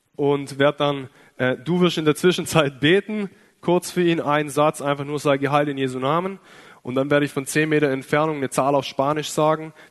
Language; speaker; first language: German; native; German